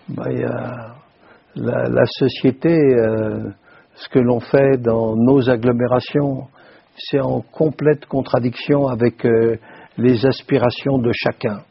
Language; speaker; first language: French; native; French